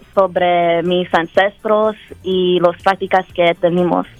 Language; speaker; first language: Spanish; early bilingual, heritage; Spanish